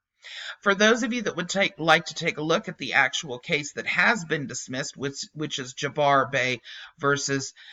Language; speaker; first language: English; native; English